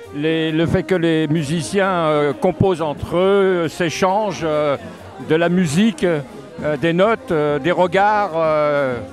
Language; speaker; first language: French; non-native, fluent; English